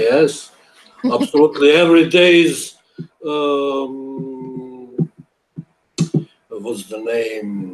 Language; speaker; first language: English; non-native, learner; Serbian